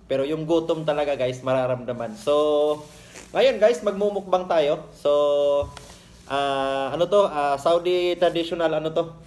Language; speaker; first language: Filipino; non-native, local second language; Cebuano